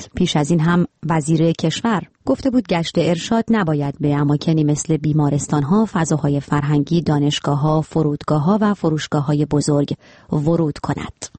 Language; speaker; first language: Persian; native; Persian